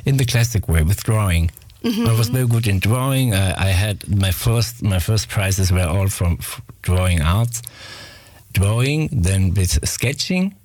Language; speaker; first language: English; non-native, fluent; Greek